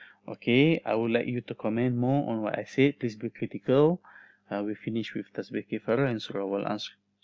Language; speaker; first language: English; non-native, local second language; Malay